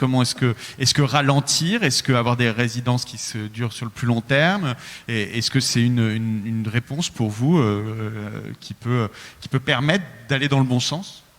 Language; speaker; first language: French; native; French